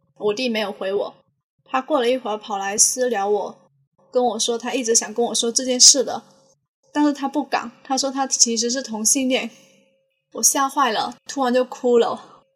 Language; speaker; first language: Chinese; native; Chinese